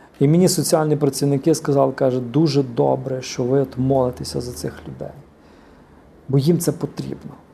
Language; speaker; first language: Ukrainian; native; Ukrainian